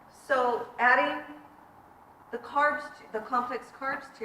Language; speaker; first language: English; native; English